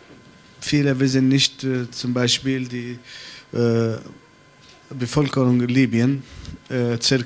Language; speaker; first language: German; non-native, fluent; Arabic